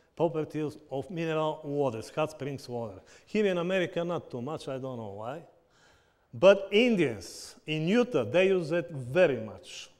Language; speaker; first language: English; non-native, learner; Bulgarian